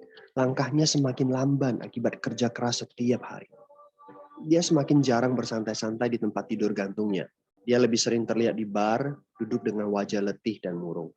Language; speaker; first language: Indonesian; native; Indonesian